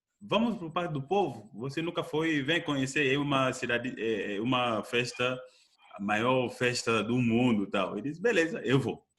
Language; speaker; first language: Portuguese; non-native, fluent; French